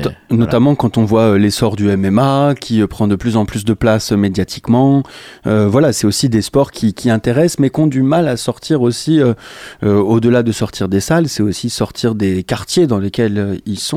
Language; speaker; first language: French; native; French